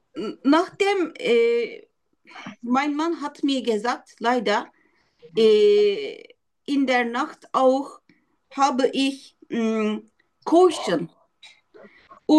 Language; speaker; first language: German; non-native, learner; Turkish